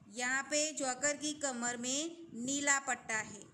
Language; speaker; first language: Hindi; non-native, local second language; Gujarati